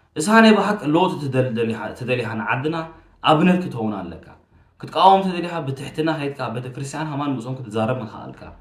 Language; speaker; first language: Tigrinya; early bilingual, heritage; Tigrinya